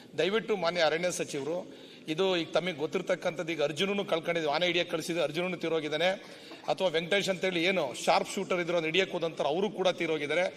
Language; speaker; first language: Kannada; native; Kannada